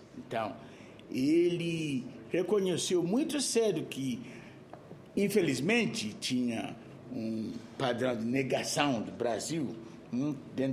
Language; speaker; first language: Portuguese; non-native, fluent; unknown